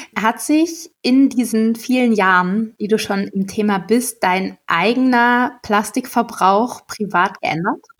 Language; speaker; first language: German; native; German